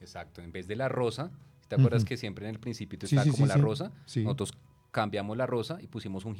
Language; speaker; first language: Spanish; native; Spanish